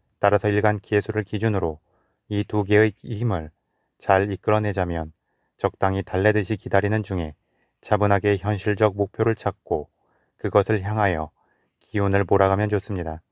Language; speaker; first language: Korean; native; Korean